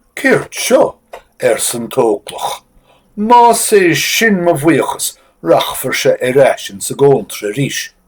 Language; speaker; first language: Irish; native; Irish